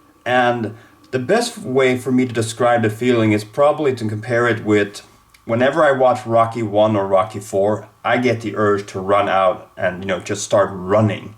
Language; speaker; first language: English; non-native, fluent; Swedish